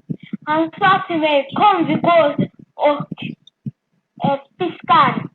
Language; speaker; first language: Swedish; early bilingual, other home language; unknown